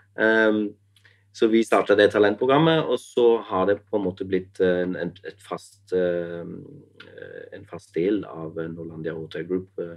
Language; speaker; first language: Norwegian; non-native, fluent; German